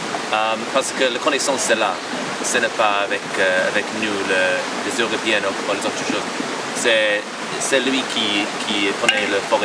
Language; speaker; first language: French; non-native, fluent; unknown